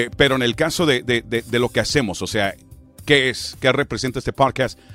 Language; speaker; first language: Spanish; early bilingual, heritage; Spanish